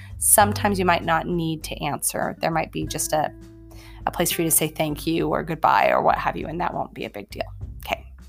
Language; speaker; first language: English; native; English